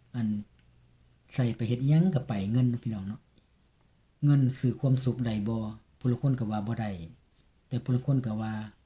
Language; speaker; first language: Thai; native; Thai